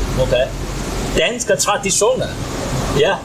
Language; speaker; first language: Danish; non-native, learner; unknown